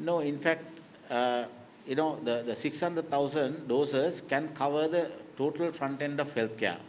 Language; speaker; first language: English; non-native, local second language; Sinhala